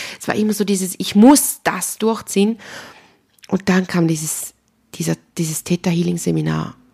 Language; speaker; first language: German; native; German